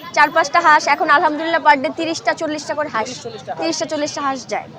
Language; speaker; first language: Bangla; native; Bangla